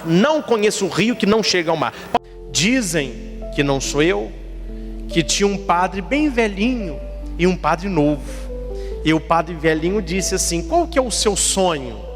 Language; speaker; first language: Portuguese; native; Portuguese